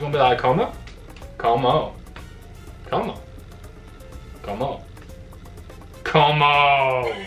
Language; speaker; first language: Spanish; non-native, learner; English